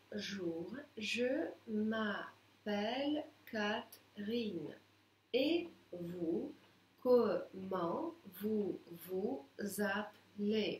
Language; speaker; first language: French; non-native, fluent; Russian